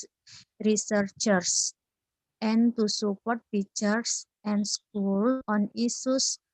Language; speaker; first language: English; non-native, learner; Indonesian